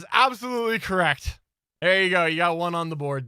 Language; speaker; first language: English; native; English